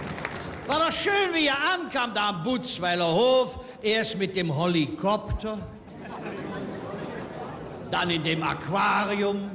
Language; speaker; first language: German; native; German